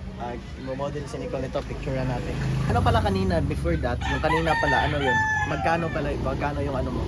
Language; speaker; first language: Filipino; non-native, local second language; Cebuano